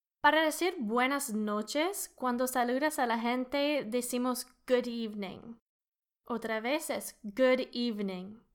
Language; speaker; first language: Spanish; non-native, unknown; English